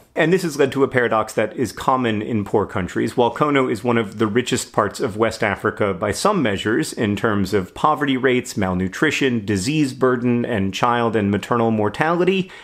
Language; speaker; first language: English; native; English